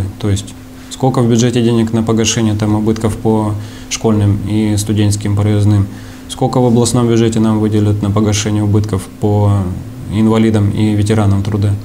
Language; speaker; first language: Russian; native; Russian